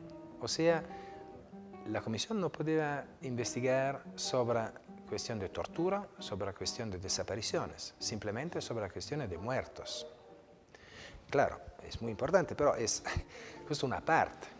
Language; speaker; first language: Spanish; non-native, fluent; Italian